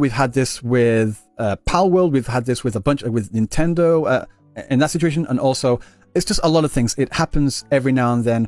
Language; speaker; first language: English; native; English